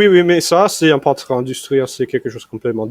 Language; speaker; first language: French; non-native, fluent; English